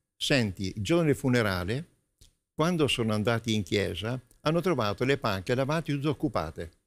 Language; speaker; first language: Italian; native; Italian